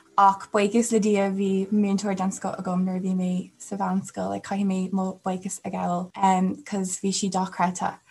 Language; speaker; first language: Irish; non-native, local second language; English